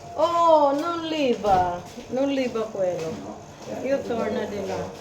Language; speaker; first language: Italian; non-native, learner; Filipino